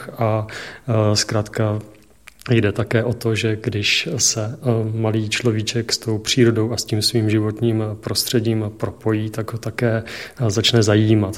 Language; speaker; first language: Czech; native; Czech